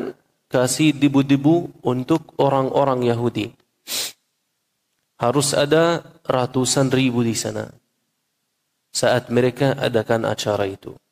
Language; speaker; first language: Indonesian; non-native, fluent; Arabic